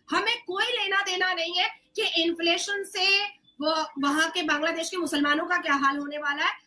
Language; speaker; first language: Hindi; native; Hindi